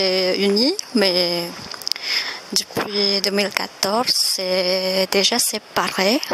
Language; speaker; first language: French; non-native, fluent; Indonesian